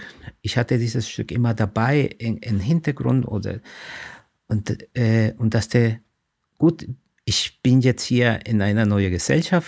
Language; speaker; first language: German; non-native, fluent; Spanish